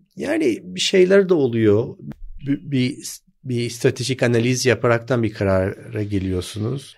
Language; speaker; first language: Turkish; early bilingual, heritage; Turkish